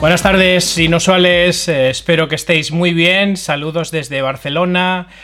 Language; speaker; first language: Spanish; non-native, local second language; Catalan